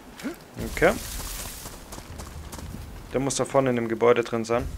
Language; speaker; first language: German; native; German